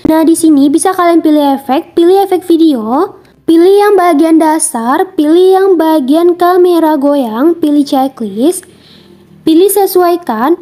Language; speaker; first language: Indonesian; non-native, local second language; Minangkabau